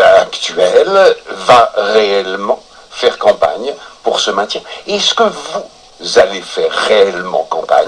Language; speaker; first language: French; native; French